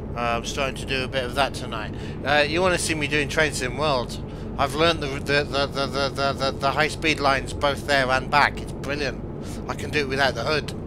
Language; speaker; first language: English; native; English